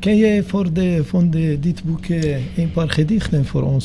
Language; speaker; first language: Dutch; non-native, learner; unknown